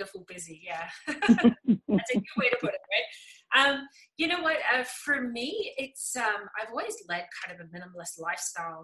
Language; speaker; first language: English; native; English